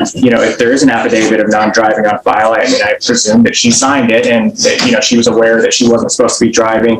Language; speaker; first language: English; native; English